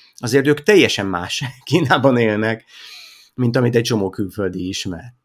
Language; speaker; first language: Hungarian; native; Hungarian